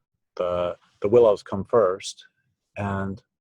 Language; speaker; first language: English; native; English